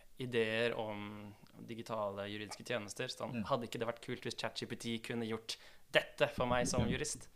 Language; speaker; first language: Norwegian; native; Norwegian